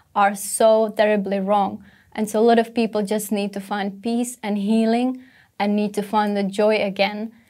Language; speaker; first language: English; non-native, fluent; Czech